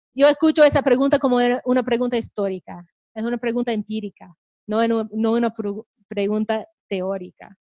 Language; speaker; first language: Spanish; non-native, fluent; English